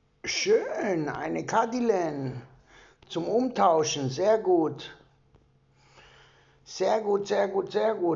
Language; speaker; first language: German; native; German